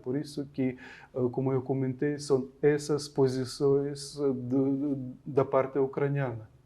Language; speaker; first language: Portuguese; non-native, fluent; Ukrainian